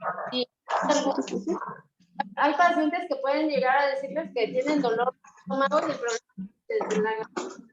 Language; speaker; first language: Spanish; native; Spanish